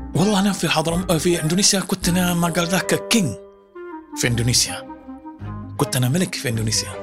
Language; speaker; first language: Arabic; early bilingual, other home language; Indonesian